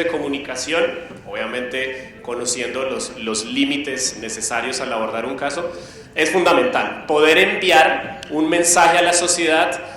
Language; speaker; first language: Spanish; native; Spanish